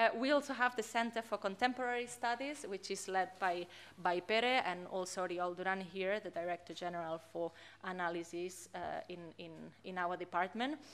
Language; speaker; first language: English; non-native, fluent; Catalan